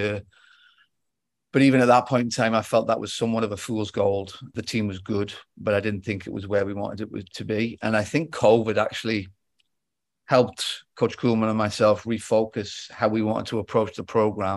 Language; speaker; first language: English; native; English